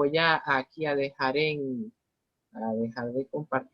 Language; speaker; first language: Spanish; native; Spanish